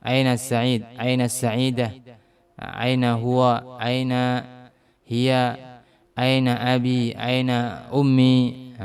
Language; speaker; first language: Arabic; non-native, fluent; Indonesian